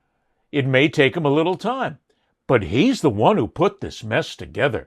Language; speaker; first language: English; native; English